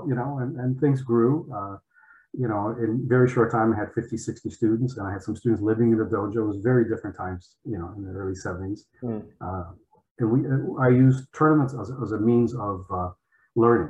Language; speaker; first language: English; early bilingual, other home language; Polish